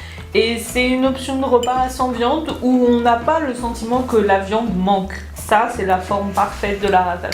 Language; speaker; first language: French; native; French